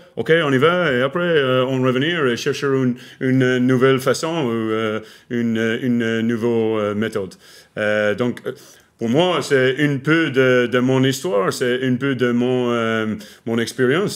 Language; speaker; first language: French; non-native, learner; English